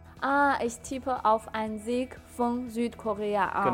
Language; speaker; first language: German; non-native, fluent; Chinese